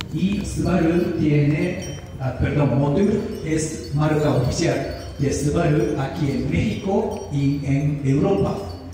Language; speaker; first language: Spanish; non-native, learner; Japanese